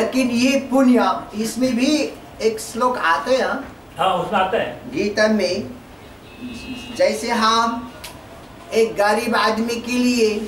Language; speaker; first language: Hindi; non-native, learner; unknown